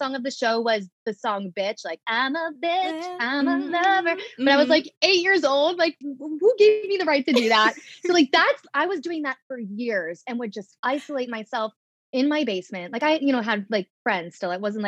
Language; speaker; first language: English; native; English